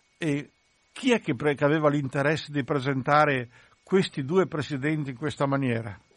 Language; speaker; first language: Italian; native; Italian